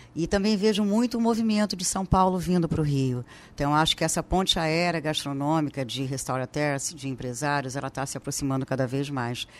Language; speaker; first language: Portuguese; native; Portuguese